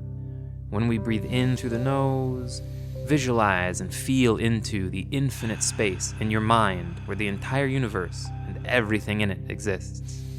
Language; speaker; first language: English; native; English